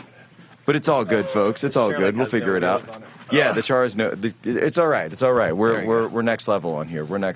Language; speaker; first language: English; native; English